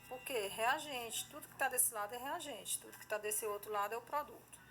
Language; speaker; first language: Portuguese; native; Portuguese